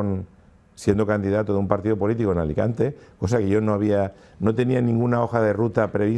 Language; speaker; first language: Spanish; native; Spanish